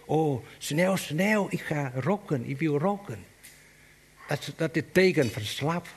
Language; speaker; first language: Dutch; non-native, learner; Vietnamese